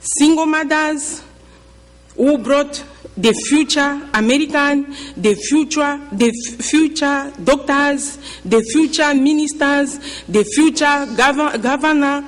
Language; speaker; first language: English; non-native, learner; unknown